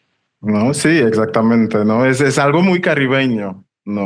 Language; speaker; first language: Spanish; non-native, fluent; English